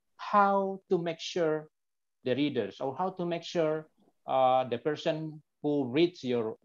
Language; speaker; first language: English; non-native, fluent; Indonesian